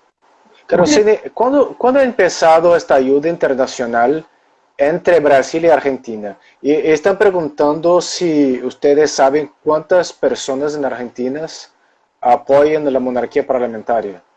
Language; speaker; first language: Spanish; non-native, local second language; Portuguese